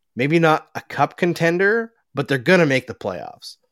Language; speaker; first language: English; native; English